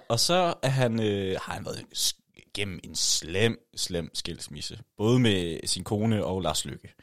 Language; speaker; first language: Danish; native; Danish